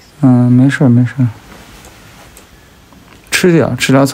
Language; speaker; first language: Chinese; native; Chinese